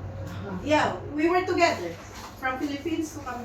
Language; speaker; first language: English; non-native, local second language; Filipino